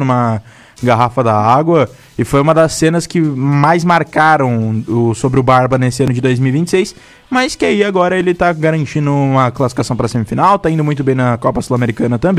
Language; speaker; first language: Portuguese; native; Portuguese